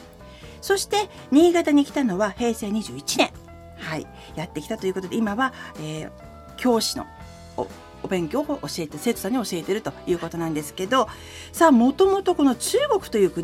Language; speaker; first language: Japanese; native; Japanese